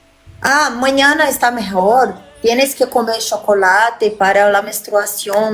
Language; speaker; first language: Spanish; non-native, learner; Portuguese